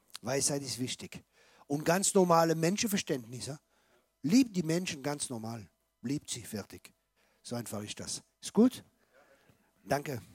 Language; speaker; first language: German; non-native, fluent; French